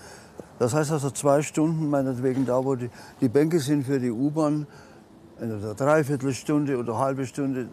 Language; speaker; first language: German; native; German